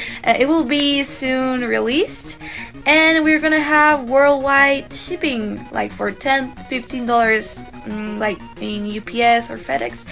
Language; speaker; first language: English; non-native, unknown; Spanish